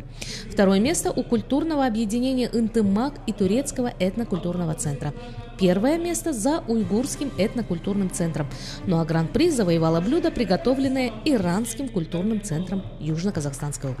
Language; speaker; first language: Russian; native; Russian